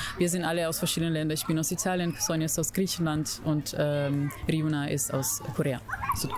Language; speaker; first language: German; non-native, fluent; Italian